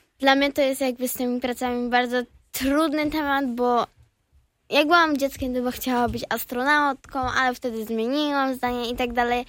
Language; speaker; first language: Polish; non-native, local second language; Belarusian